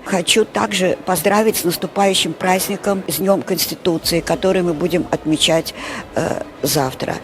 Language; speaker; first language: Russian; non-native, local second language; Turkmen